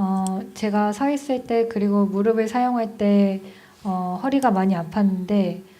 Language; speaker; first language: Korean; native; Korean